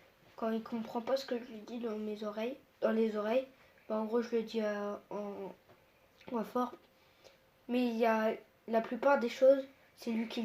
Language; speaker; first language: French; native; French